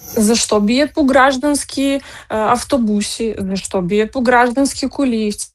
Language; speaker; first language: Bulgarian; early bilingual, heritage; Bulgarian